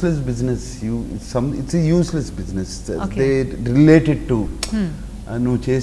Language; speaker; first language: Telugu; native; Telugu